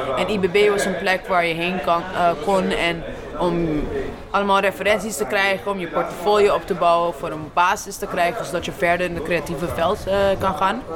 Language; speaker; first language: Dutch; non-native, local second language; Papiamento